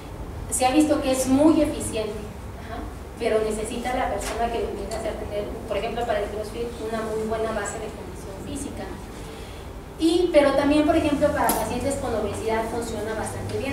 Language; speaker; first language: Spanish; native; Spanish